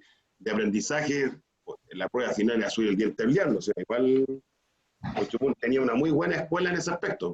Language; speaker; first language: Spanish; native; Spanish